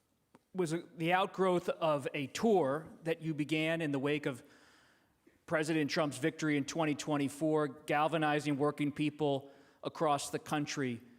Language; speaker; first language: English; native; English